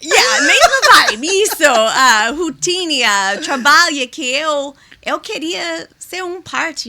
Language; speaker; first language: Portuguese; non-native, learner; English